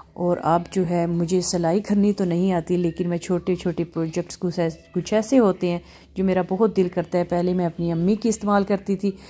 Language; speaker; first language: Hindi; native; Hindi